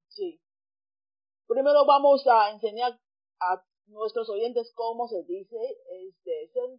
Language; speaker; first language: Spanish; non-native, fluent; Chinese